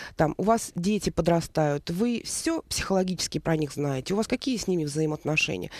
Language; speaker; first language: Russian; native; Russian